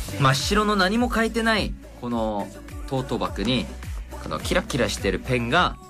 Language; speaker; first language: Japanese; non-native, fluent; Korean